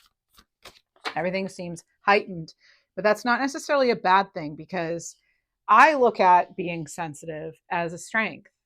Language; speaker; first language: English; native; English